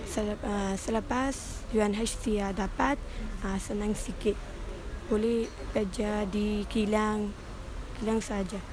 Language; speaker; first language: Malay; early bilingual, other home language; Rohingya